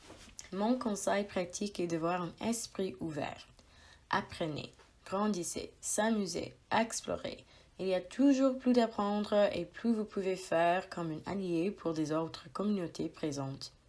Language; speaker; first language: French; non-native, learner; English